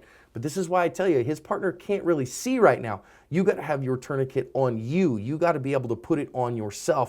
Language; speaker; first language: English; native; English